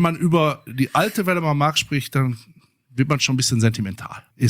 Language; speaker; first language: German; native; German